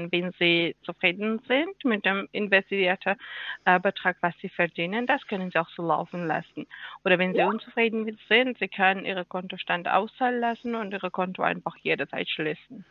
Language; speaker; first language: German; non-native, learner; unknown